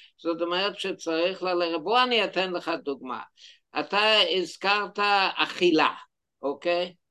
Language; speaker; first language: Hebrew; non-native, fluent; English